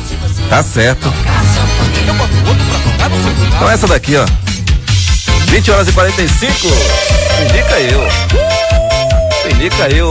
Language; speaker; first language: Portuguese; native; Portuguese